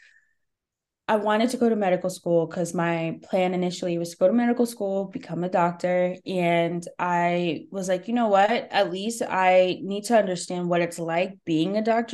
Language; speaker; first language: English; native; English